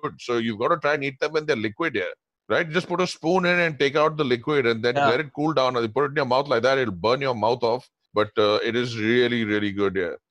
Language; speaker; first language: English; non-native, local second language; Hindi